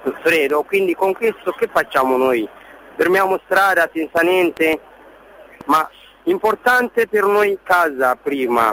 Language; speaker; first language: Italian; non-native, learner; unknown